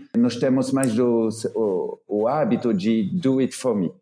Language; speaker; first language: Portuguese; non-native, fluent; French